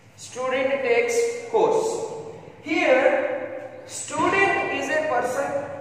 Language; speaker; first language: English; non-native, local second language; Telugu